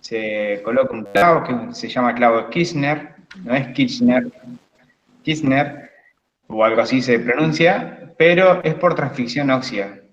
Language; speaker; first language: Spanish; native; Spanish